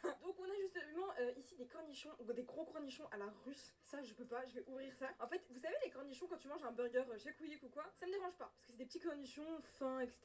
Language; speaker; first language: French; native; French